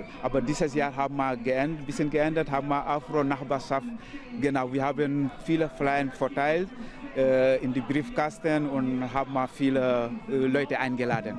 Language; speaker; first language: German; non-native, learner; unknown